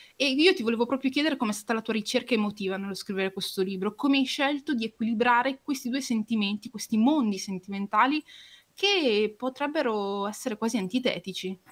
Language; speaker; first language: Italian; early bilingual, other home language; Romanian